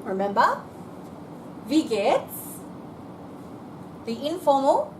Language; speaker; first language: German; non-native, fluent; English